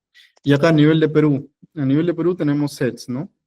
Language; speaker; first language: Spanish; native; Spanish